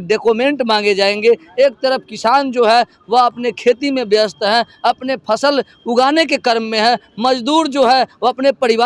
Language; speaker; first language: Hindi; native; Hindi